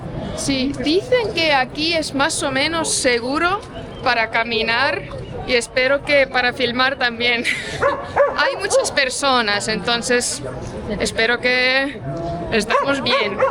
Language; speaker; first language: Spanish; non-native, fluent; Estonian